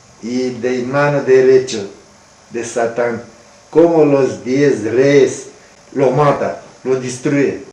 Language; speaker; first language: Spanish; non-native, learner; Romanian